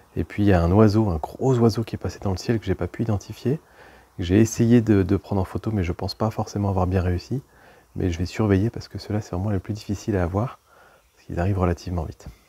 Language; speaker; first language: French; native; French